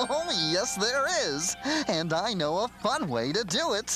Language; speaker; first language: English; native; English